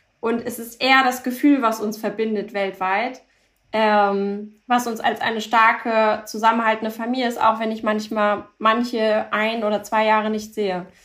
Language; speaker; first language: German; early bilingual, other home language; Turkish